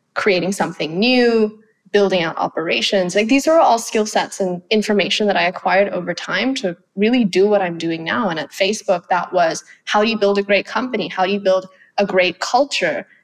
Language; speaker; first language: English; non-native, fluent; Thai